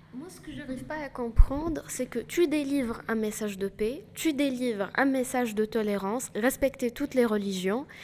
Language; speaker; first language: French; non-native, local second language; Arabic